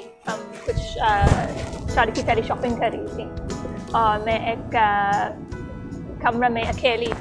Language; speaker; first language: Hindi; non-native, learner; English